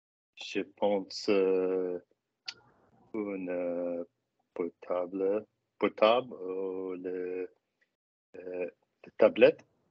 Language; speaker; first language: French; non-native, learner; English